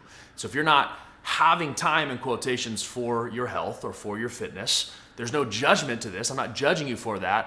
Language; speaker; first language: English; native; English